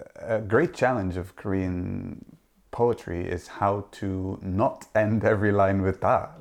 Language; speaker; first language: English; non-native, fluent; Dutch